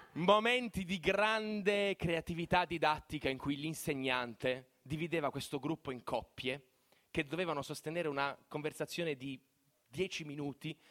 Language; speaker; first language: Italian; native; Italian